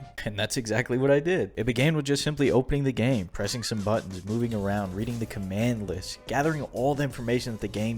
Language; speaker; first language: English; native; English